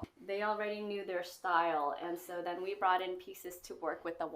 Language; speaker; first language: English; native; English